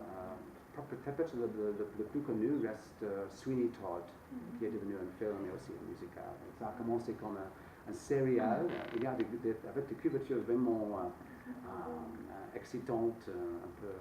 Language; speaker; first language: French; non-native, fluent; English